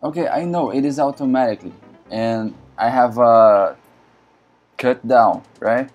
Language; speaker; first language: English; non-native, learner; Portuguese